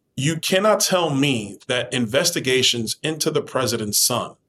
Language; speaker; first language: English; native; English